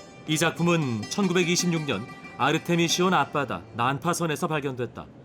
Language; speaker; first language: Korean; native; Korean